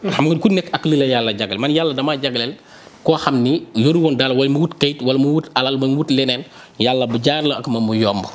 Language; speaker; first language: Wolof; non-native, local second language; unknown